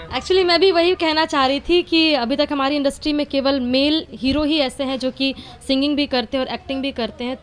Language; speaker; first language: Hindi; native; Hindi